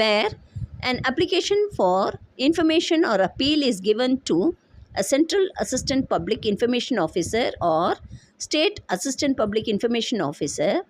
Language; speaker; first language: English; non-native, local second language; Tamil